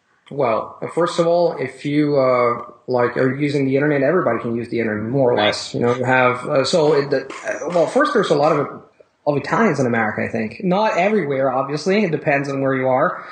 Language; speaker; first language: English; non-native, fluent; Italian